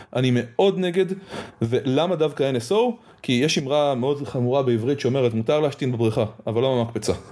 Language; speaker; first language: Hebrew; native; Hebrew